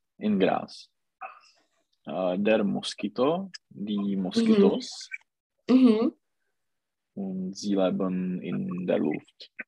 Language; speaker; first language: German; non-native, learner; Czech